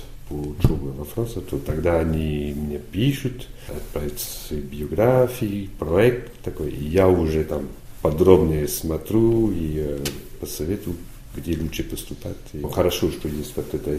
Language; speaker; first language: Russian; non-native, fluent; French